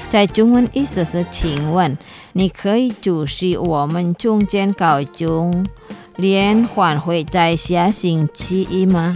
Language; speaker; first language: Chinese; non-native, learner; Indonesian